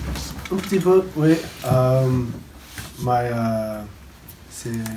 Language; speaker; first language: French; non-native, learner; English